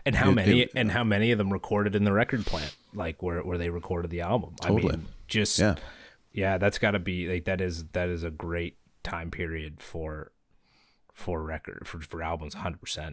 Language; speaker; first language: English; native; English